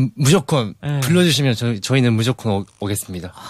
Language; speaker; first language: Korean; non-native, fluent; Japanese